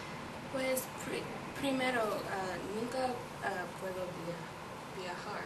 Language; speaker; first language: Spanish; non-native, learner; English